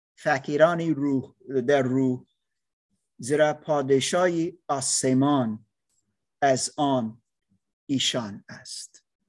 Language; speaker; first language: Persian; non-native, learner; English